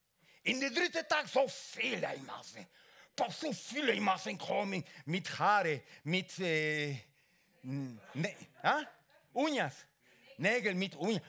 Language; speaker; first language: German; non-native, learner; Spanish